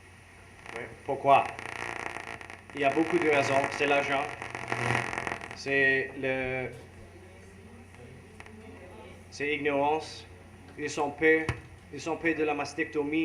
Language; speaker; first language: French; non-native, learner; English